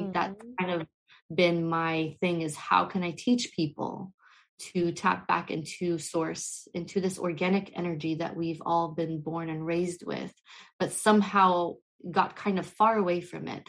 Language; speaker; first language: English; native; English